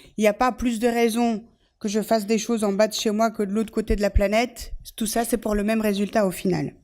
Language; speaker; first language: French; early bilingual, other home language; Persian